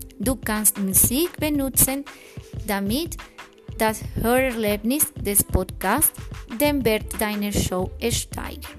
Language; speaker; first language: German; non-native, fluent; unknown